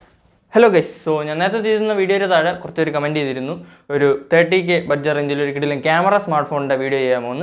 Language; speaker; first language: Malayalam; native; Malayalam